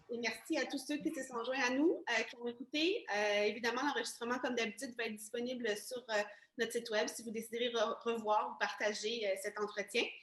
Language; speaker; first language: French; native; French